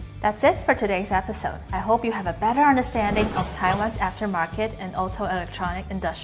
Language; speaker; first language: English; non-native, fluent; Chinese